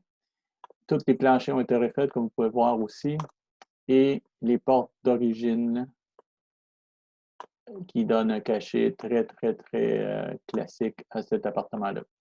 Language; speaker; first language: French; non-native, fluent; Spanish